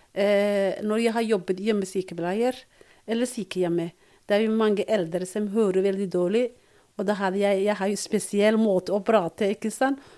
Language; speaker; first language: Norwegian; non-native, fluent; Somali